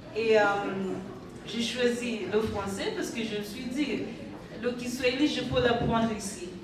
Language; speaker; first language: French; non-native, fluent; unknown